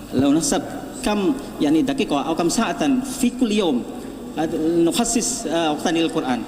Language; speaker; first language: Arabic; non-native, fluent; Indonesian